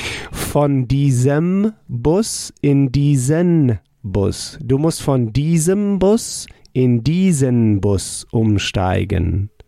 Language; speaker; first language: German; native; German